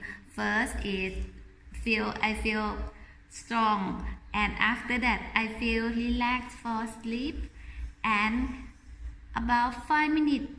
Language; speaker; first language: English; non-native, learner; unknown